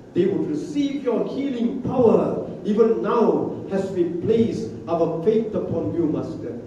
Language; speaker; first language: English; non-native, local second language; Tamil